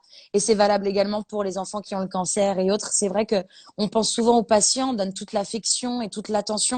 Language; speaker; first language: French; native; French